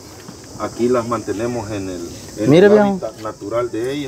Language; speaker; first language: Spanish; native; Spanish